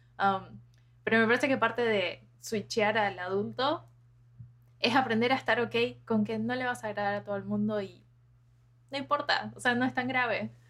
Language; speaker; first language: Spanish; native; Spanish